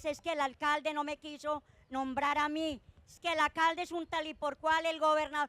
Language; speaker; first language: Spanish; native; Spanish